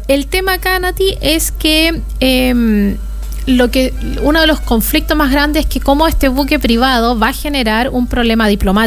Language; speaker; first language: Spanish; native; Spanish